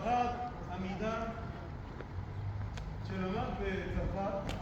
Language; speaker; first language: Hebrew; non-native, local second language; Armenian